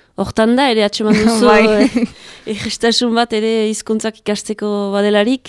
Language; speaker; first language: Basque; native; Basque